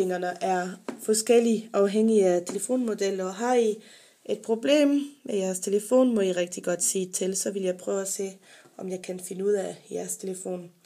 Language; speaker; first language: Danish; non-native, fluent; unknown